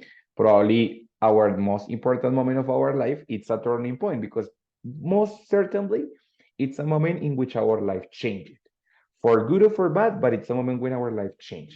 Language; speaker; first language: English; non-native, fluent; Spanish